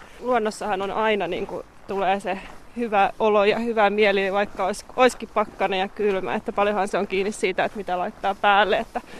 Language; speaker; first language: Finnish; native; Finnish